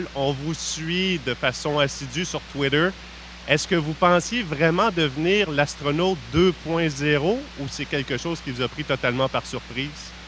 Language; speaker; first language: French; native; French